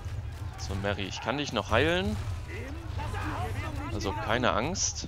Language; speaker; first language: German; native; German